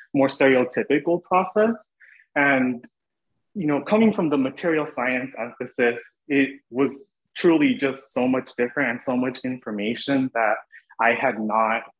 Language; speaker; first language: English; native; English